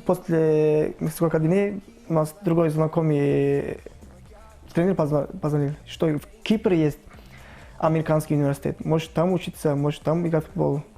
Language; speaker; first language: Russian; non-native, learner; Turkish